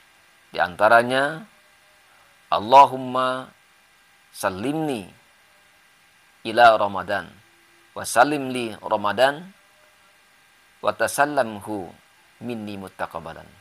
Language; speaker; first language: Indonesian; native; Indonesian